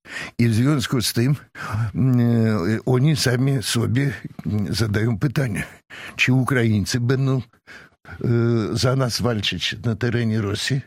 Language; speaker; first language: Polish; non-native, fluent; Russian